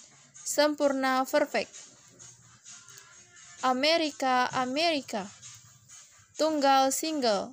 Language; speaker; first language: Indonesian; native; Indonesian